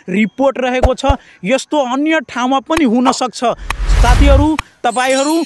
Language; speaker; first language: Nepali; non-native, local second language; Maithili